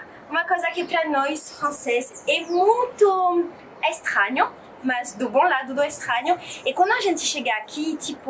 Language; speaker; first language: Portuguese; non-native, fluent; French